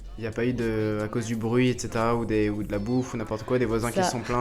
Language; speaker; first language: French; native; French